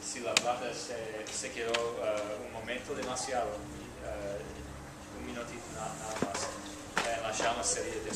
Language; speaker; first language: Spanish; non-native, fluent; English